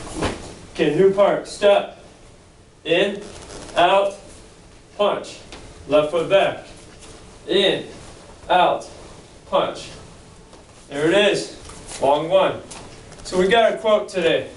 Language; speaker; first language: English; native; English